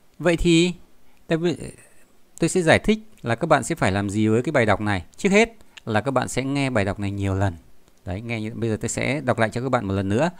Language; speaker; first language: Vietnamese; native; Vietnamese